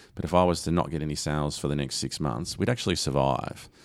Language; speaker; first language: English; native; English